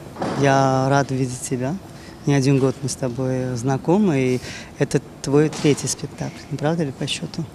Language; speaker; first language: Russian; non-native, local second language; Georgian